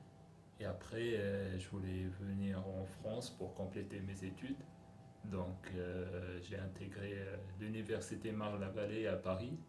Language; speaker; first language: French; non-native, local second language; Arabic